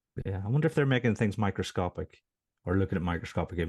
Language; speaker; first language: English; native; English